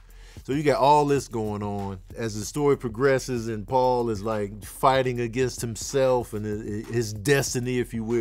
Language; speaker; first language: English; native; English